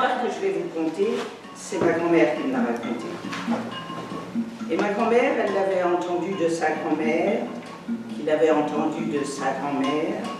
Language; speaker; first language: French; native; French